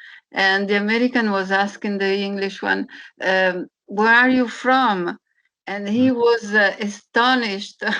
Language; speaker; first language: English; non-native, learner; Italian